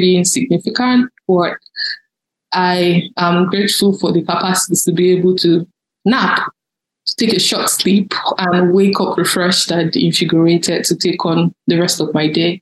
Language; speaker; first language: English; non-native, local second language; Yoruba